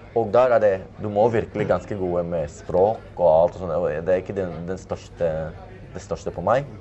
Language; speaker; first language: Norwegian; non-native, fluent; Filipino